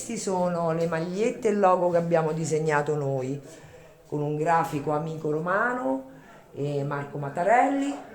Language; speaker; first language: Italian; native; Italian